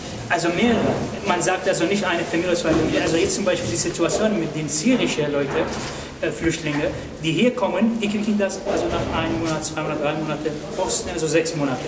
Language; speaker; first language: German; non-native, learner; Arabic